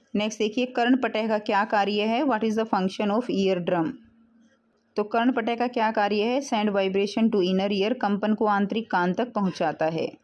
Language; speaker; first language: Hindi; native; Hindi